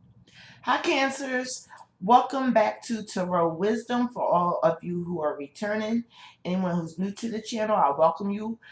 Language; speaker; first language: English; native; English